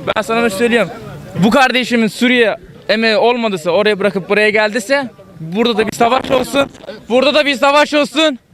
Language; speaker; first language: Turkish; non-native, fluent; Arabic